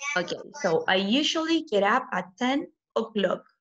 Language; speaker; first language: English; non-native, fluent; Spanish